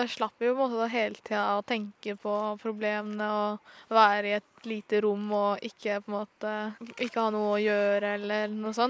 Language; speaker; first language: Norwegian; early bilingual, other home language; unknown